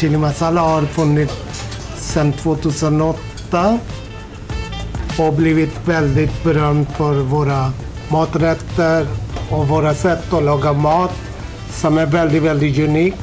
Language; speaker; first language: Swedish; non-native, fluent; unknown